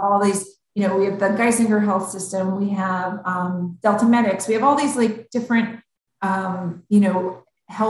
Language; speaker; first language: English; native; English